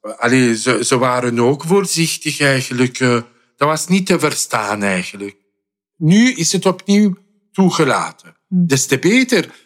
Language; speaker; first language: Dutch; non-native, fluent; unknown